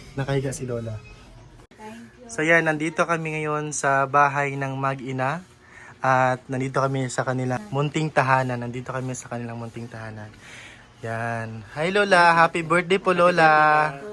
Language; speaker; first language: Filipino; non-native, local second language; Cebuano